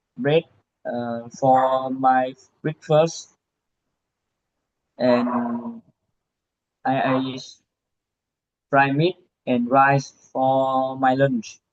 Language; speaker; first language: English; non-native, learner; Vietnamese